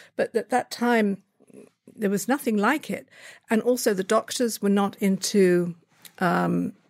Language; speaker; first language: English; native; English